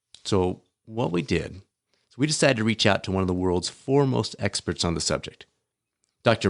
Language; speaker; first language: English; native; English